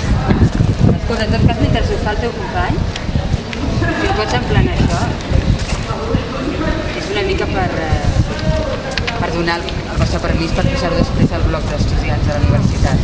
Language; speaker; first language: Catalan; native; Catalan